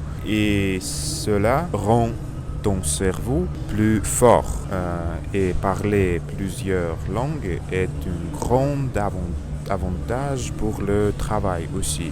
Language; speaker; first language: French; non-native, learner; Russian